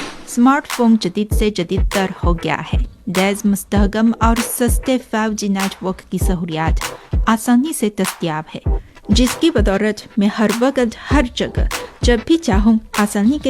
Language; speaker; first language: Urdu; non-native, fluent; Chinese